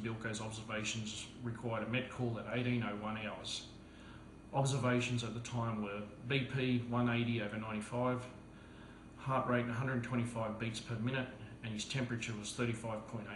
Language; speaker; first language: English; native; English